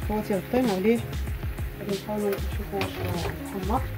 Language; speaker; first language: Arabic; native; Arabic